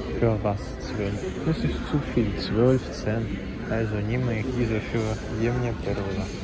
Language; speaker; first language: German; non-native, learner; Czech